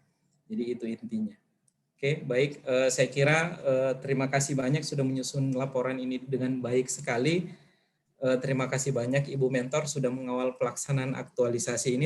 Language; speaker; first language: Indonesian; native; Indonesian